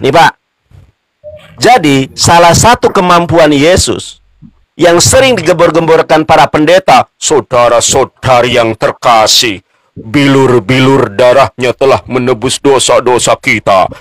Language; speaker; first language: Indonesian; native; Indonesian